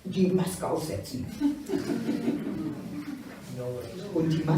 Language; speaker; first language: German; native; German